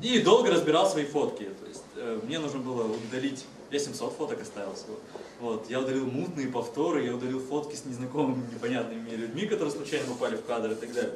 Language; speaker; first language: Russian; native; Russian